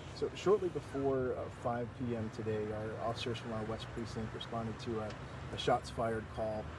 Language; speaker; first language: Spanish; native; Spanish